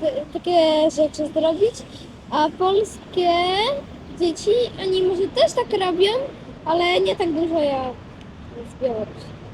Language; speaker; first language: Polish; early bilingual, other home language; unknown